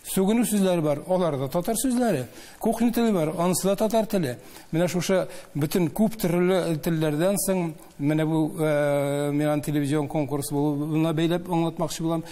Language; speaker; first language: Tatar; native; Tatar